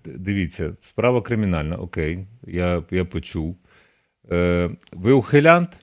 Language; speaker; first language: Ukrainian; native; Ukrainian